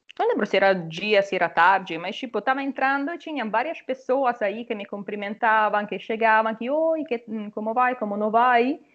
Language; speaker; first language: Portuguese; non-native, fluent; Italian